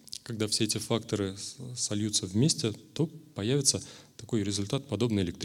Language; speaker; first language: Russian; native; Russian